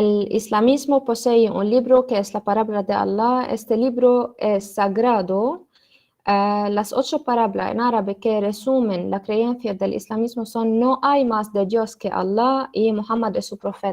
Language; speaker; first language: Spanish; non-native, learner; Arabic